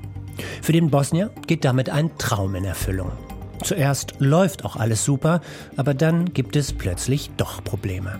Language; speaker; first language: German; native; German